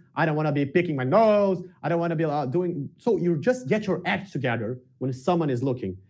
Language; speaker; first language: English; non-native, fluent; Portuguese